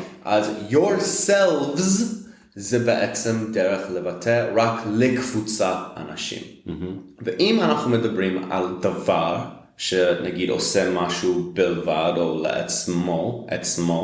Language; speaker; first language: Hebrew; non-native, fluent; English